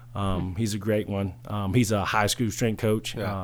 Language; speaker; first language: English; early bilingual, other home language; Chinese